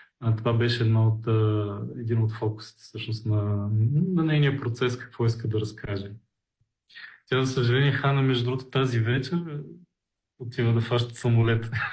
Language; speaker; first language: Bulgarian; native; Bulgarian